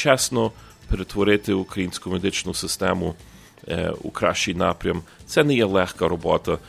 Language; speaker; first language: Ukrainian; early bilingual, heritage; Ukrainian